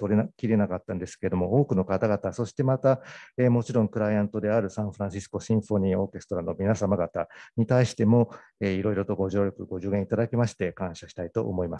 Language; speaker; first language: Japanese; native; Japanese